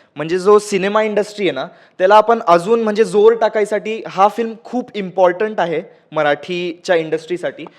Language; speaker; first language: Marathi; non-native, local second language; Marwari